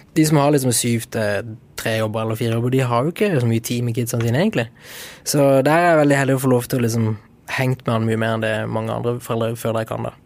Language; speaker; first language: Norwegian; early bilingual, other home language; Spanish